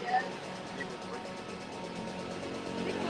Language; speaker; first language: English; non-native, learner; Thai